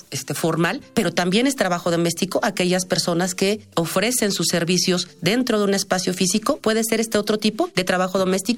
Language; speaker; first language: Spanish; native; Spanish